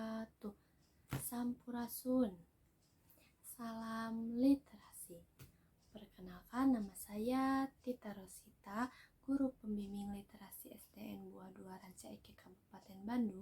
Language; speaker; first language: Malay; non-native, local second language; Sundanese